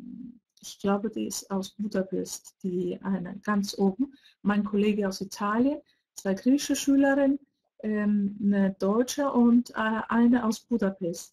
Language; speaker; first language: German; non-native, fluent; Greek